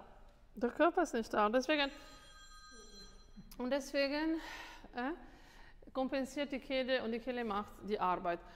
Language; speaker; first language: German; non-native, fluent; Italian